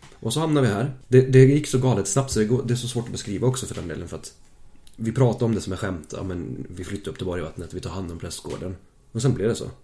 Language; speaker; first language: Swedish; early bilingual, other home language; German